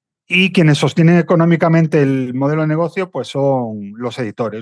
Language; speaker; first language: Spanish; native; Spanish